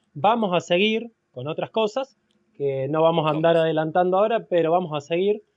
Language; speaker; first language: Spanish; native; Spanish